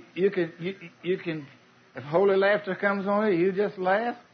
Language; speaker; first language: English; native; English